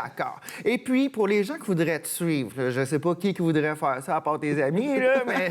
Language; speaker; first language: French; native; French